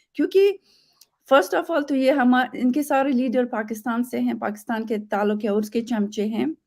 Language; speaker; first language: Urdu; non-native, fluent; Persian